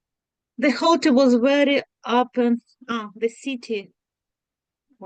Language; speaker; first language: English; non-native, learner; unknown